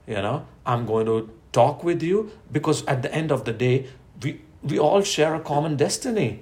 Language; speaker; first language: English; non-native, local second language; Gujarati